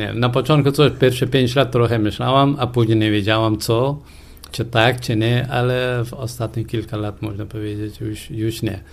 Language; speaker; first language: Polish; non-native, fluent; Persian